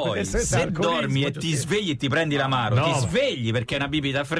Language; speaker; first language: Italian; native; Italian